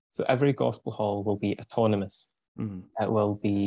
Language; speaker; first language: English; native; English